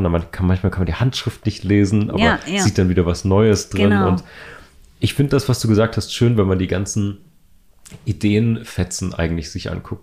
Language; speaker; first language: German; native; German